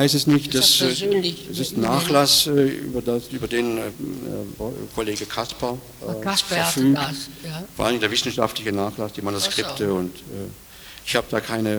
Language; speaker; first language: German; native; German